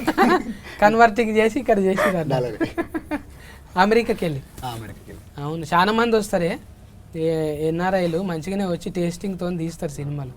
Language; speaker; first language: Telugu; native; Telugu